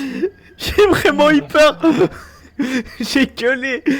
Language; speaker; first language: French; native; French